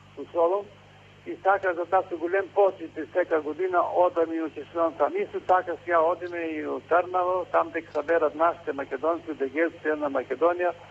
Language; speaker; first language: Macedonian; native; Macedonian